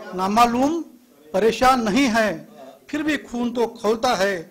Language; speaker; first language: Hindi; non-native, local second language; Marathi